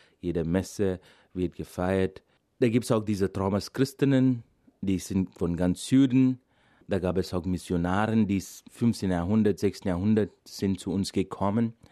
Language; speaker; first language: German; non-native, fluent; Malayalam